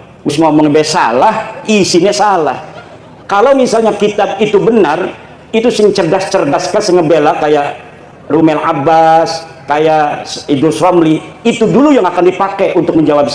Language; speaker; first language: Indonesian; non-native, local second language; Javanese